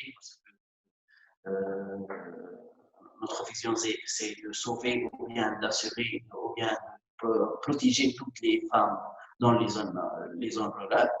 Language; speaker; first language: French; non-native, local second language; Arabic